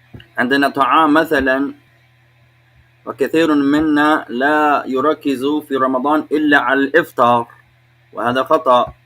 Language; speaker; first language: Arabic; non-native, fluent; English